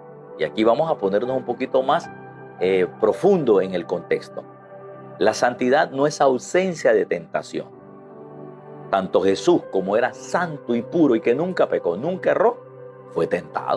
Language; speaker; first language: Spanish; native; Spanish